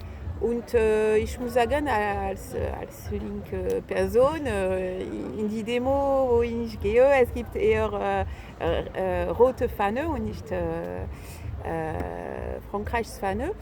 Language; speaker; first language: German; non-native, fluent; French